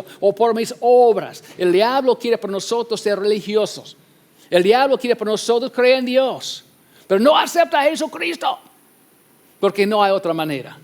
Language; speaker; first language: Spanish; non-native, fluent; English